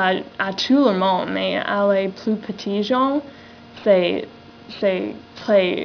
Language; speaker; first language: French; non-native, learner; English